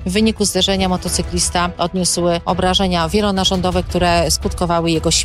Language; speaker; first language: Polish; native; Polish